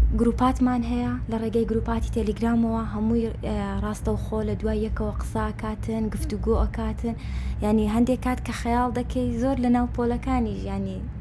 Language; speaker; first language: Central Kurdish; non-native, local second language; Kurdish